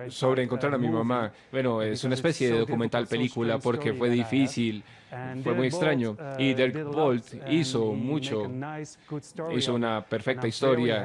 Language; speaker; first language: Spanish; non-native, fluent; Dutch